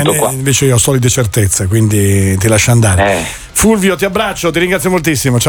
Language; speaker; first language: Italian; native; Italian